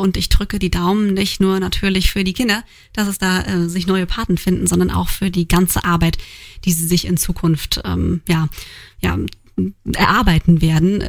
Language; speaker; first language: German; native; German